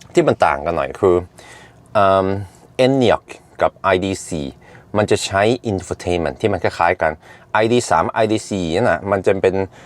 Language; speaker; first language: Thai; early bilingual, heritage; Thai